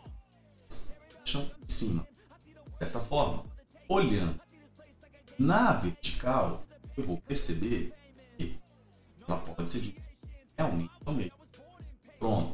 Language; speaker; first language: Portuguese; native; Portuguese